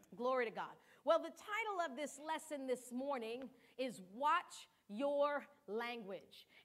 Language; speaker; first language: English; early bilingual, other home language; Kabuverdianu